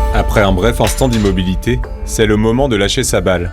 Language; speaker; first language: French; native; French